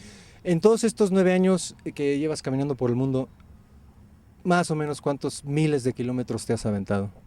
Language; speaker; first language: Spanish; native; Spanish